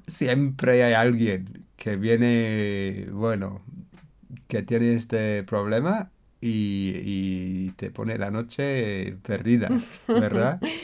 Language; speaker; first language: Spanish; non-native, fluent; English